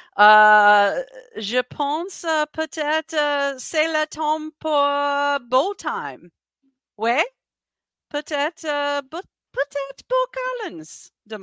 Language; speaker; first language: French; non-native, learner; English